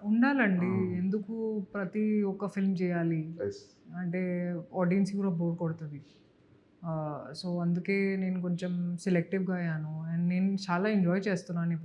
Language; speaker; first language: Telugu; non-native, local second language; Hindi